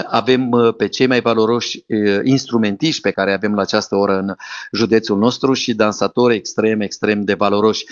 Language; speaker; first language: Romanian; native; Romanian